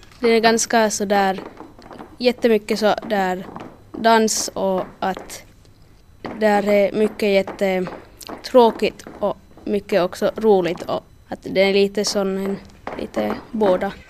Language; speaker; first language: Swedish; non-native, local second language; Finnish